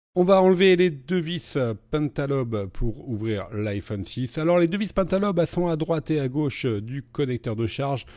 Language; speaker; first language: French; native; French